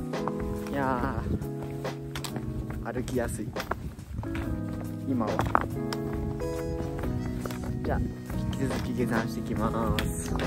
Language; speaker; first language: Japanese; native; Japanese